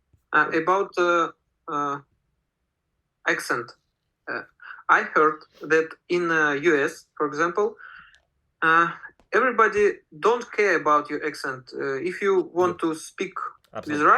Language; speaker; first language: English; non-native, learner; Russian